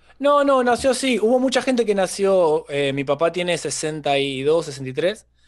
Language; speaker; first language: Spanish; native; Spanish